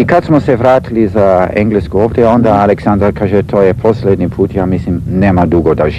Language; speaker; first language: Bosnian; early bilingual, heritage; Serbian